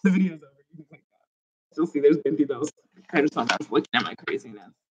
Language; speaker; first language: English; early bilingual, other home language; Spanish